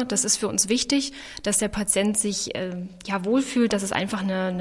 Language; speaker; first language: German; native; German